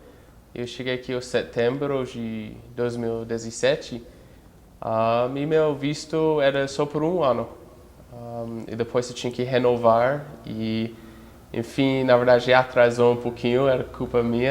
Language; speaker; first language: Portuguese; non-native, fluent; English